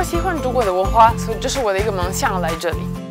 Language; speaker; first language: Chinese; non-native, learner; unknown